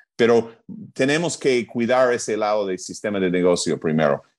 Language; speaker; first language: Spanish; non-native, fluent; English